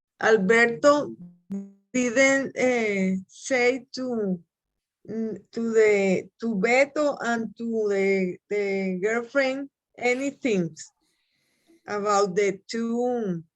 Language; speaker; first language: English; non-native, learner; Spanish